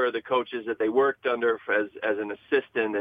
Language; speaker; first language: English; native; English